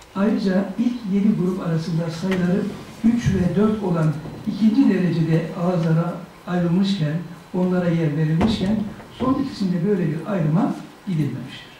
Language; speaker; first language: Turkish; native; Turkish